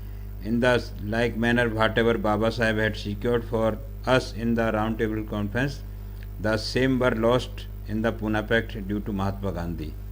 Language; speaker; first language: English; non-native, local second language; Hindi